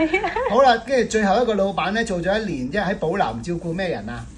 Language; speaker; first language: Cantonese; native; Cantonese